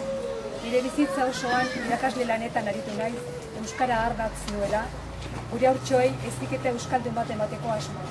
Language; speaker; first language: Basque; native; Basque